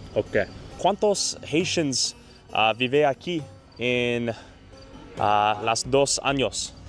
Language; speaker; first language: Spanish; non-native, learner; English